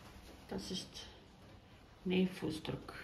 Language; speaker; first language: German; non-native, fluent; Croatian